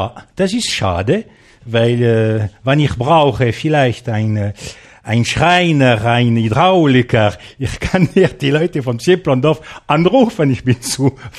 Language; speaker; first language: German; non-native, local second language; French